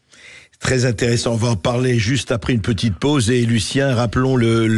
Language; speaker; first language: French; native; French